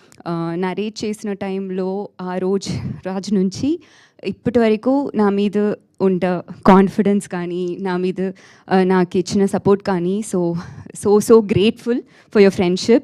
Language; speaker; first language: Telugu; non-native, learner; Tamil